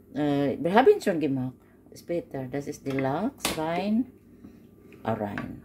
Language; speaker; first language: German; non-native, learner; Filipino